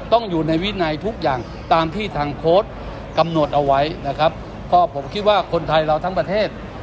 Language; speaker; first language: Thai; native; Thai